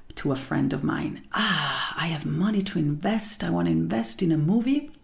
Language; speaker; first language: English; non-native, fluent; Italian